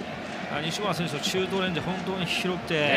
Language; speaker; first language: Japanese; native; Japanese